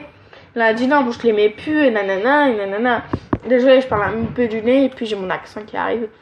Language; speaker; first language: French; native; French